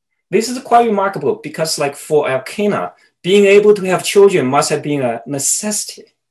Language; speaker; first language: English; non-native, fluent; Chinese